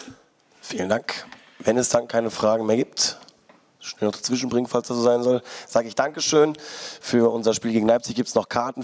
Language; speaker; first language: German; native; German